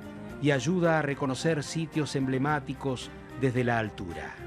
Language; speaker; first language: Spanish; native; Spanish